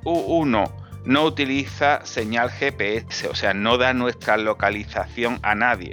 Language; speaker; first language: Spanish; native; Spanish